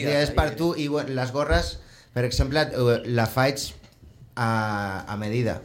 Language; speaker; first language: Catalan; non-native, local second language; Spanish